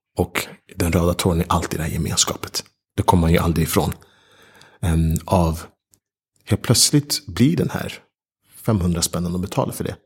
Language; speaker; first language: Swedish; early bilingual, other home language; Ganda